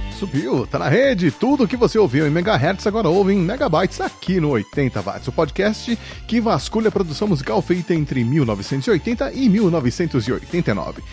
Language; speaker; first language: Portuguese; native; Portuguese